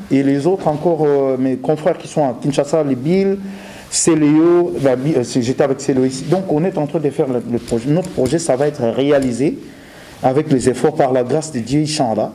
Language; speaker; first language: French; non-native, local second language; Lingala